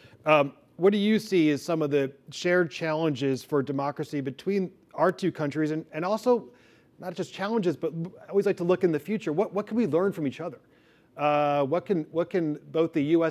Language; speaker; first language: English; native; English